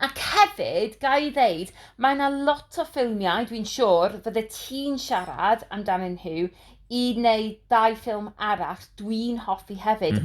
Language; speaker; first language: Welsh; non-native, learner; English